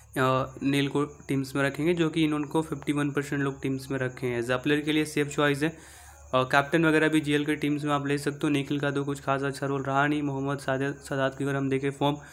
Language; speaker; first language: Hindi; native; Hindi